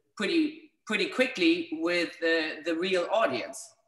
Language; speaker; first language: English; non-native, fluent; German